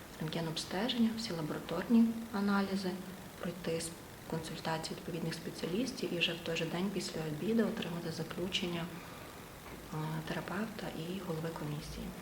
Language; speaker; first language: Ukrainian; native; Ukrainian